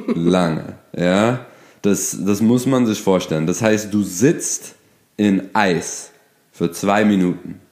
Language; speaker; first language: German; non-native, fluent; English